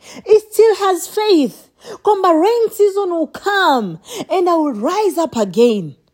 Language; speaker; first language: English; non-native, local second language; Swahili